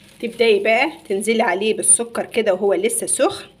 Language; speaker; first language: Arabic; native; Arabic